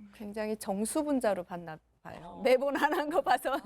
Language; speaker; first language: Korean; native; Korean